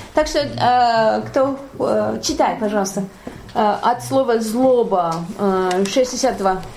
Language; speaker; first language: Russian; non-native, learner; English